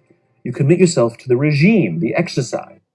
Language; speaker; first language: English; native; English